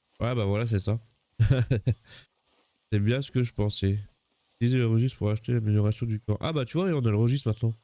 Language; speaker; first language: French; native; French